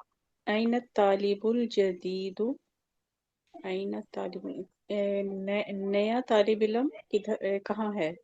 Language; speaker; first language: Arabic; non-native, learner; Urdu